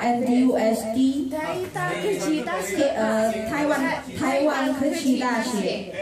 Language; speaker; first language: Chinese; non-native, learner; Indonesian